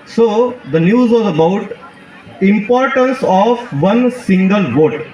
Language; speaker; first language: Tamil; non-native, learner; Marathi